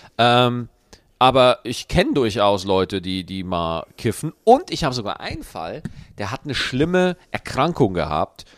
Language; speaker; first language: German; native; German